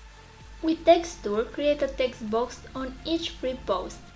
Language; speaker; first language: English; non-native, fluent; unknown